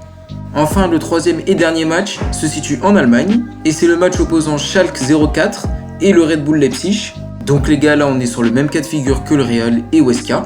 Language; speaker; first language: French; native; French